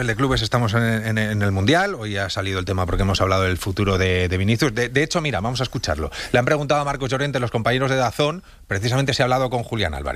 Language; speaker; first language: Spanish; native; Spanish